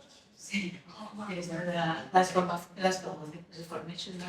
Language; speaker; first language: Spanish; non-native, learner; French